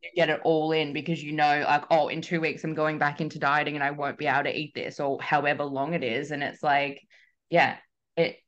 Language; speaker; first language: English; native; English